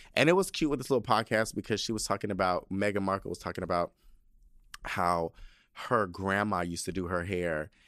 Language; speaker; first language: English; early bilingual, other home language; Spanish